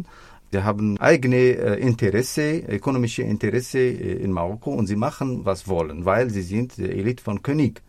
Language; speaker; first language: German; non-native, fluent; Arabic